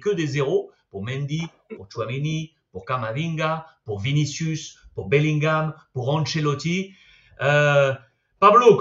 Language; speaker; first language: French; native; French